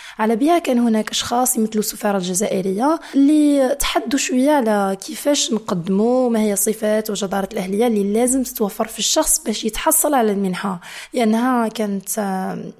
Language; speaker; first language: Arabic; non-native, fluent; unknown